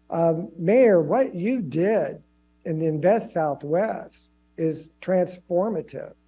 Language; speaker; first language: English; native; English